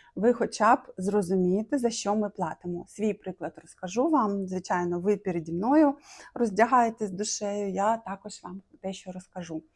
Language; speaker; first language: Ukrainian; non-native, local second language; Russian